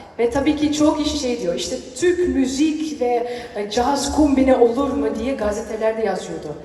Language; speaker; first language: Turkish; early bilingual, heritage; Turkish